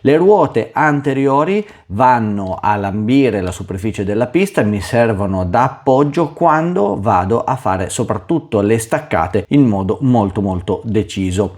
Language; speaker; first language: Italian; native; Italian